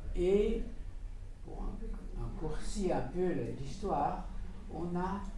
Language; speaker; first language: French; non-native, fluent; Portuguese